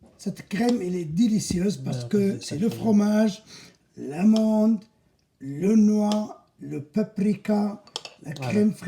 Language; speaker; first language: French; non-native, local second language; Arabic